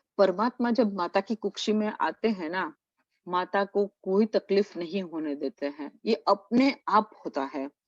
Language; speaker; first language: Hindi; non-native, local second language; Gujarati